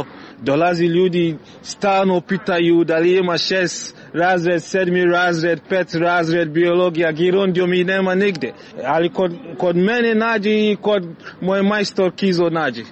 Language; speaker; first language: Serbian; non-native, learner; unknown